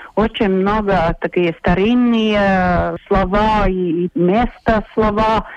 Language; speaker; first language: Russian; non-native, local second language; Latvian